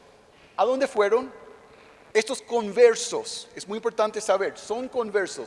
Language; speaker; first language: Spanish; non-native, fluent; English